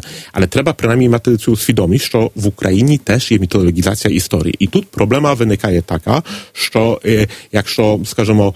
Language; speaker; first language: Polish; non-native, learner; Ukrainian